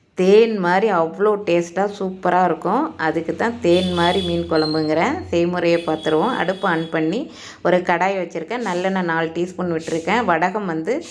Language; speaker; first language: Tamil; native; Tamil